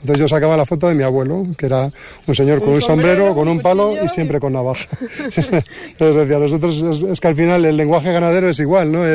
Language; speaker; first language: Spanish; native; Spanish